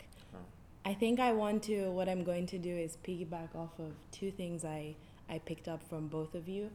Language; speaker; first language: English; non-native, local second language; Nyanja